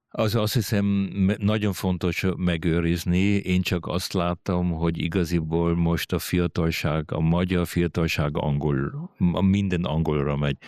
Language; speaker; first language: Hungarian; early bilingual, heritage; Hungarian